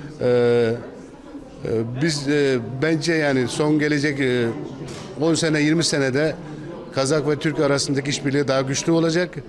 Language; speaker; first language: Turkish; non-native, fluent; Kazakh